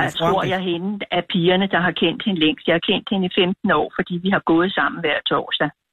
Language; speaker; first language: Danish; native; Danish